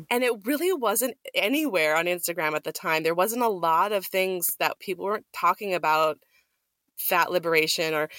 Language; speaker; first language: English; native; English